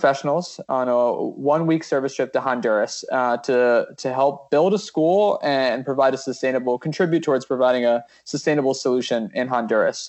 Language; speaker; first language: English; native; English